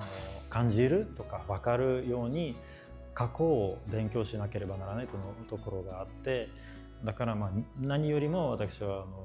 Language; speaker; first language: Japanese; non-native, fluent; Russian